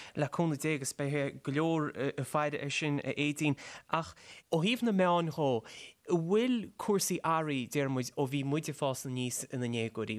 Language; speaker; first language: Irish; native; Irish